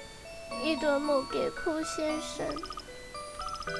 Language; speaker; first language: Chinese; native; Chinese